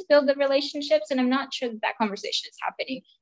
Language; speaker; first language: English; native; English